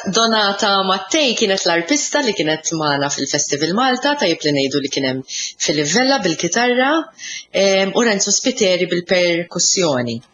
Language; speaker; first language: Maltese; early bilingual, other home language; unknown